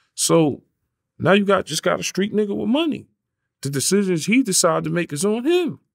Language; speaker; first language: English; native; English